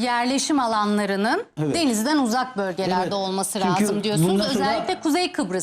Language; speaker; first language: Turkish; native; Turkish